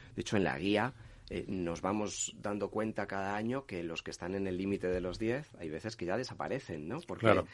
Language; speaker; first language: Spanish; native; Spanish